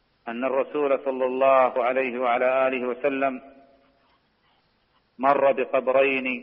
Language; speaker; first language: Arabic; native; Arabic